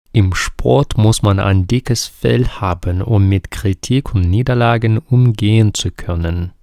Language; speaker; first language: German; non-native, fluent; Ukrainian